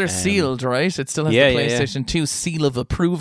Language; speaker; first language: English; native; English